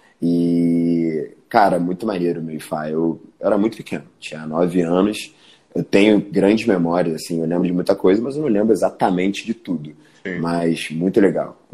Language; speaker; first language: Portuguese; early bilingual, other home language; Spanish